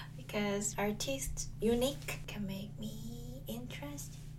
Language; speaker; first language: English; non-native, learner; Korean